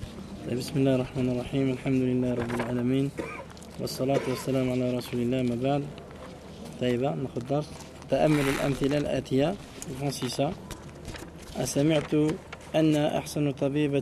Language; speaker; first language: Arabic; non-native, fluent; French